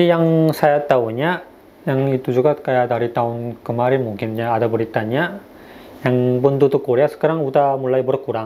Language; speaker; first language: Indonesian; non-native, fluent; Korean